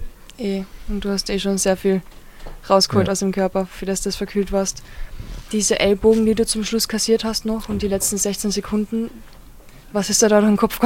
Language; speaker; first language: German; native; German